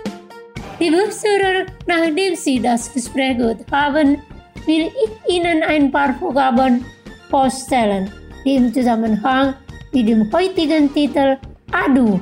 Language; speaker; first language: German; non-native, fluent; Indonesian